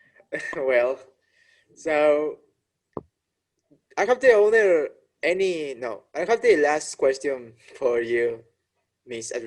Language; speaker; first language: English; non-native, learner; Spanish